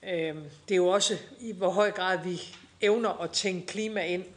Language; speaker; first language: Danish; native; Danish